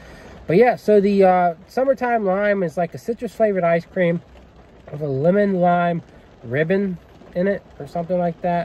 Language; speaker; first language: English; native; English